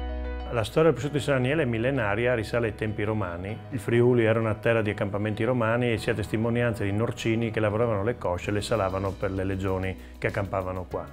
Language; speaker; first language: Italian; native; Italian